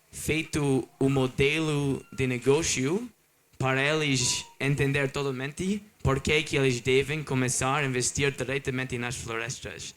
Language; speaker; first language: Portuguese; non-native, learner; English